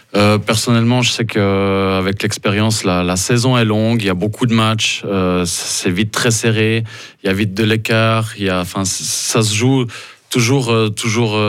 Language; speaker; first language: French; native; French